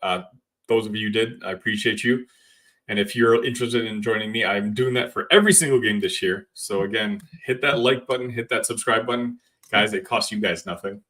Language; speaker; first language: English; native; English